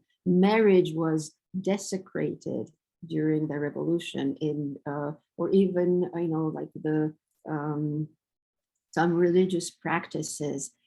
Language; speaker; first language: English; non-native, fluent; Romanian